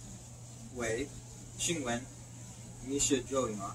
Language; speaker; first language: Chinese; non-native, learner; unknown